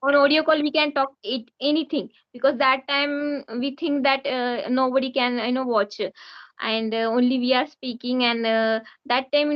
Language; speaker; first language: English; non-native, learner; Hindi